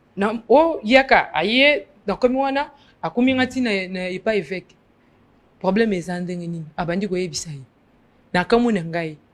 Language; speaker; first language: Lingala; non-native, local second language; Luba-Lulua